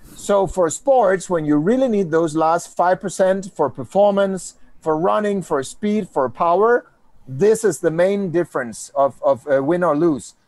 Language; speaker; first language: English; non-native, fluent; Danish